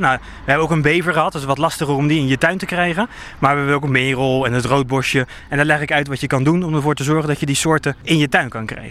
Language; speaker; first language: Dutch; native; Dutch